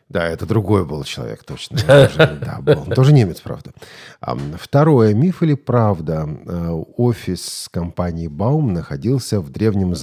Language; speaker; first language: Russian; native; Russian